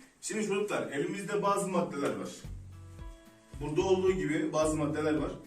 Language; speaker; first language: Turkish; native; Turkish